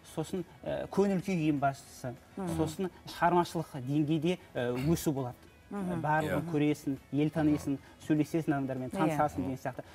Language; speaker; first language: Kazakh; native; Kazakh